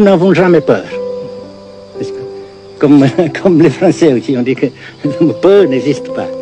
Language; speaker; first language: French; non-native, local second language; Vietnamese